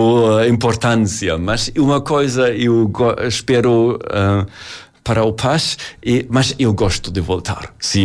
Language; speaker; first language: Portuguese; non-native, learner; German